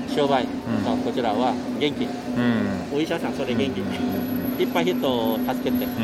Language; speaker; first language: Japanese; non-native, learner; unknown